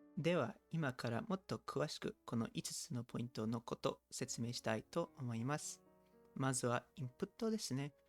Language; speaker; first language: Japanese; non-native, learner; English